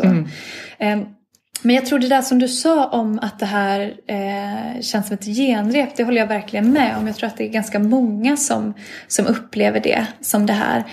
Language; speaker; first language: Swedish; native; Swedish